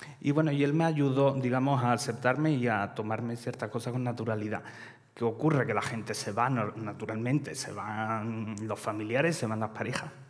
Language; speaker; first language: Spanish; early bilingual, other home language; Ukrainian